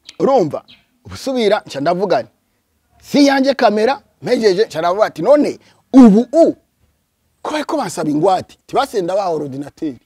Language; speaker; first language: Rundi; early bilingual, heritage; Rundi